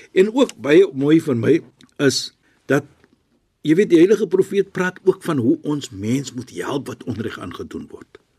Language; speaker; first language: Afrikaans; non-native, fluent; Arabic